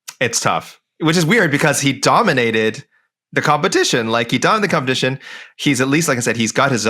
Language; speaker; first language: English; native; English